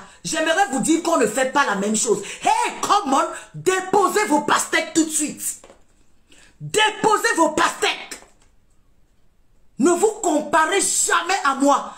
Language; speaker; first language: French; native; French